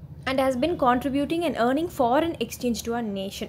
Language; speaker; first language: English; non-native, local second language; Tamil